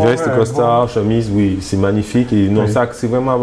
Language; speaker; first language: French; native; French